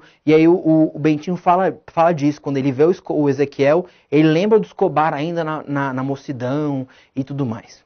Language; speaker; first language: Portuguese; native; Portuguese